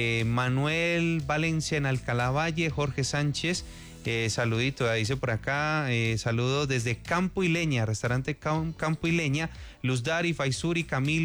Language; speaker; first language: Spanish; native; Spanish